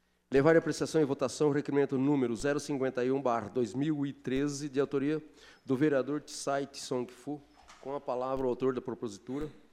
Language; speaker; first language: Portuguese; native; Portuguese